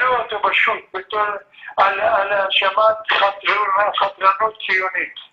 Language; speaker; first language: Hebrew; early bilingual, other home language; Arabic